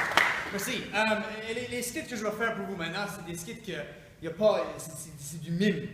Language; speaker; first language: French; native; French